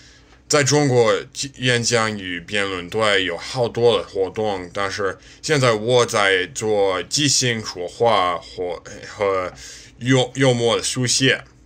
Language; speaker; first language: Chinese; non-native, learner; English